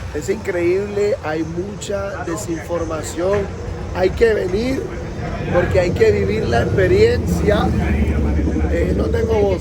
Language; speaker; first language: Spanish; native; Spanish